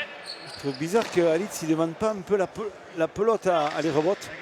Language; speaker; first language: French; native; French